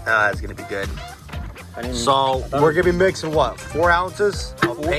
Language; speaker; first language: English; native; English